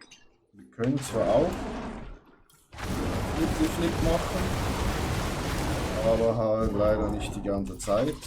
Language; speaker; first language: German; native; German